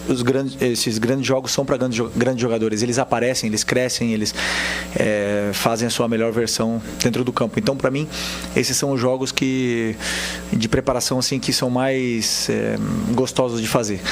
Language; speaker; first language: Portuguese; native; Portuguese